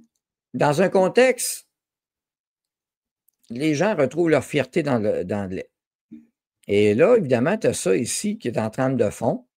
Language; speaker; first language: French; native; French